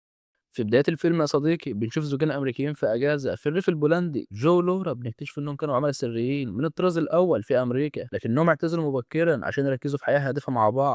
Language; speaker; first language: Arabic; native; Arabic